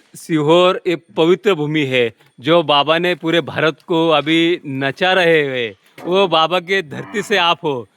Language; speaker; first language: Hindi; non-native, local second language; Marathi